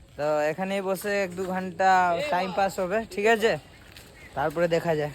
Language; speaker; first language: Bangla; non-native, learner; Hindi